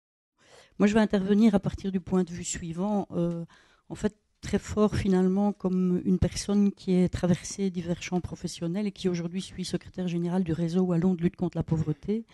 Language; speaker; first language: French; native; French